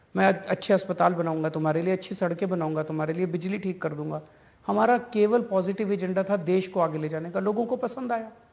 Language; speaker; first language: Hindi; native; Hindi